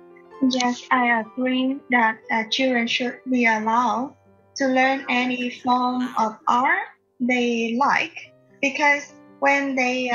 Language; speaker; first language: English; non-native, learner; Vietnamese